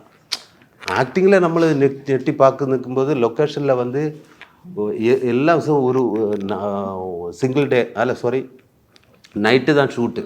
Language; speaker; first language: Tamil; non-native, learner; Malayalam